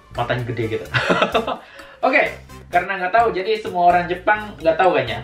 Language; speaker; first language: Indonesian; native; Indonesian